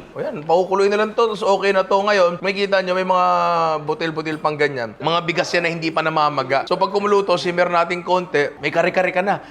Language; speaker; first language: Filipino; native; Filipino